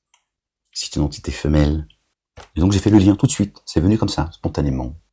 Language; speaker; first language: French; native; French